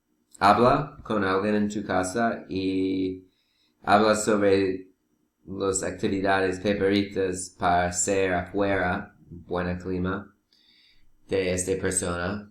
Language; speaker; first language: Spanish; non-native, learner; English